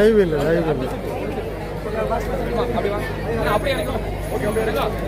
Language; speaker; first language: Tamil; native; Tamil